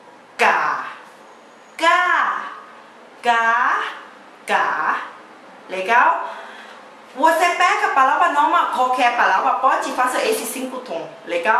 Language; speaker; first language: Portuguese; non-native, learner; Thai